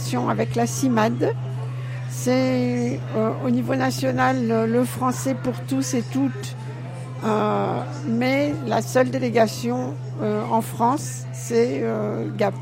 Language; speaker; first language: French; native; French